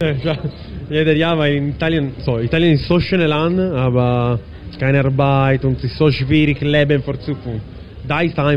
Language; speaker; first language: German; non-native, learner; Italian